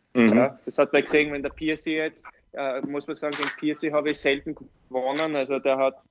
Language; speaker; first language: German; native; German